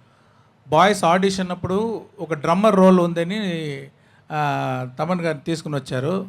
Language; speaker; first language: Telugu; non-native, learner; Tamil